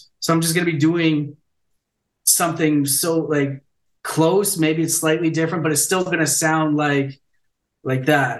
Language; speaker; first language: English; native; English